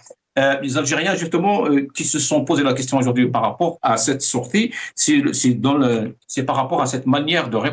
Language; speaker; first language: French; non-native, local second language; Arabic